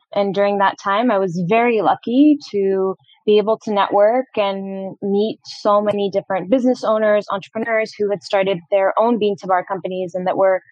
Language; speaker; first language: English; non-native, fluent; Arabic